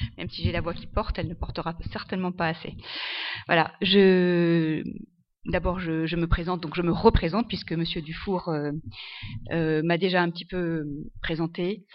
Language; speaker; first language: French; non-native, local second language; Arabic